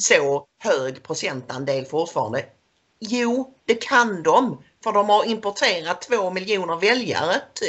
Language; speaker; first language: Swedish; native; Swedish